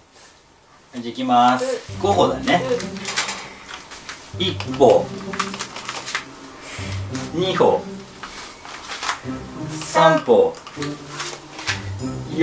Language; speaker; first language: Japanese; native; Japanese